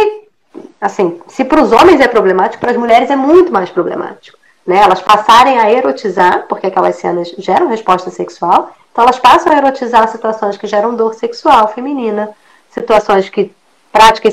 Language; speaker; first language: Portuguese; native; Portuguese